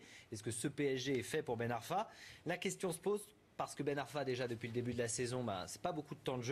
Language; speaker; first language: French; native; French